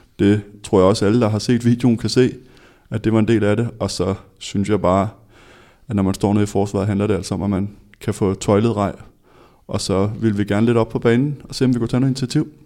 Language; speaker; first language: Danish; native; Danish